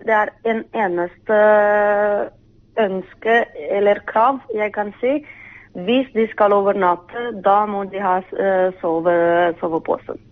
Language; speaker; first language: Norwegian; non-native, fluent; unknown